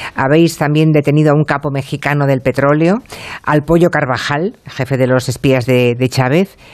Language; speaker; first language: Spanish; native; Spanish